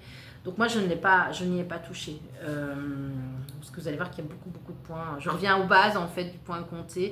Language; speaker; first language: French; native; French